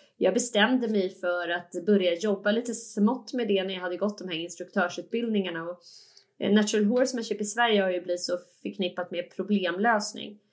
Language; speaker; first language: Swedish; native; Swedish